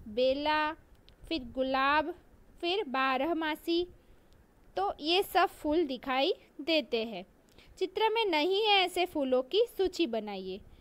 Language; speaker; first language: Hindi; non-native, local second language; Gujarati